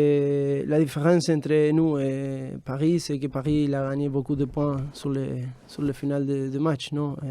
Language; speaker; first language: French; non-native, fluent; Spanish